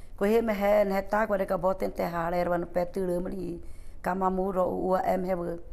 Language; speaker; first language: Portuguese; non-native, local second language; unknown